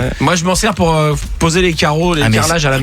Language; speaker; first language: French; native; French